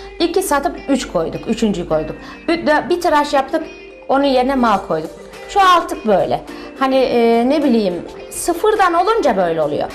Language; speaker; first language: Turkish; early bilingual, heritage; Turkish